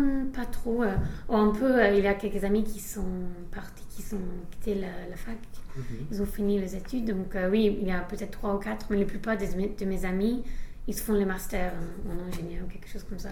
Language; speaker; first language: French; non-native, fluent; English